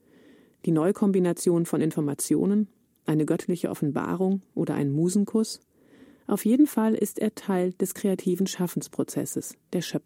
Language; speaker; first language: German; native; German